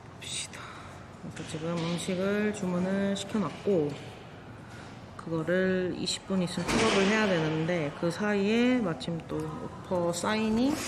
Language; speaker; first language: Korean; native; Korean